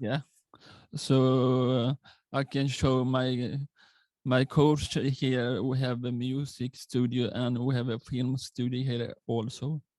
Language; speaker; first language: English; non-native, learner; Swedish